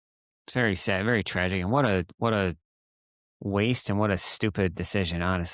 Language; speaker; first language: English; native; English